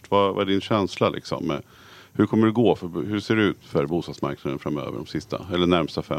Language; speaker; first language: Swedish; native; Swedish